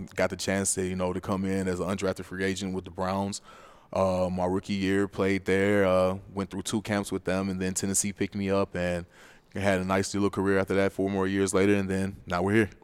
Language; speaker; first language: English; native; English